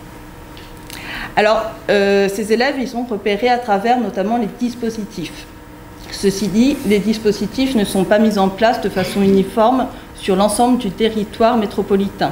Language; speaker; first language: French; native; French